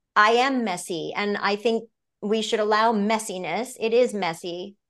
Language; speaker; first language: English; native; English